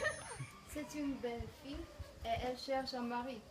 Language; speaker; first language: French; non-native, learner; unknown